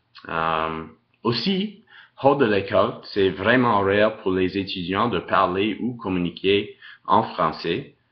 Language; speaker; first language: French; non-native, local second language; English